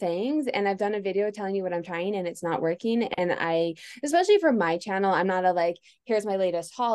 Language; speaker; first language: English; native; English